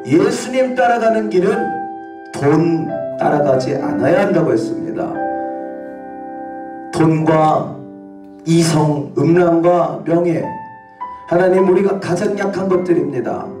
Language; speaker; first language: Korean; native; Korean